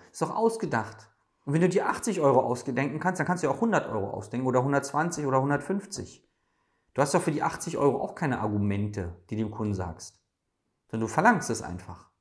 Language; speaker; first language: German; native; German